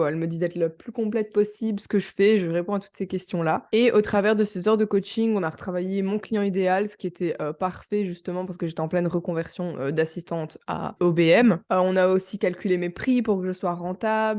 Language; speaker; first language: French; native; French